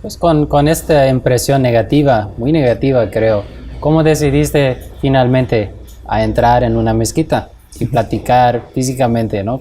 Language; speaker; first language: Spanish; non-native, fluent; English